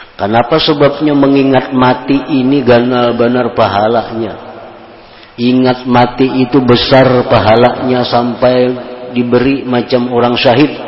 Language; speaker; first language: Indonesian; non-native, local second language; Banjar